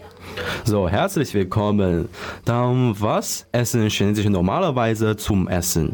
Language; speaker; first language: German; non-native, learner; Chinese